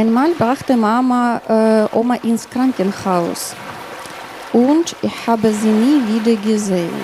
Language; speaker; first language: German; non-native, learner; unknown